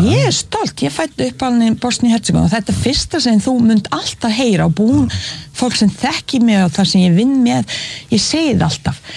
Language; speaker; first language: Icelandic; non-native, fluent; Bosnian